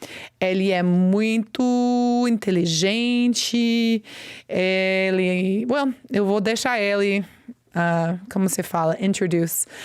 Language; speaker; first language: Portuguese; non-native, learner; English